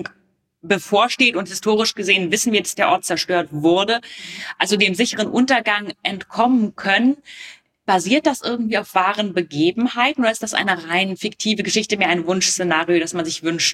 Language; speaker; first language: German; native; German